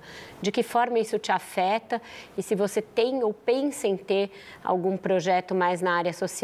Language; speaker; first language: Portuguese; native; Portuguese